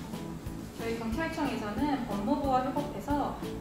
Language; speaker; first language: Korean; native; Korean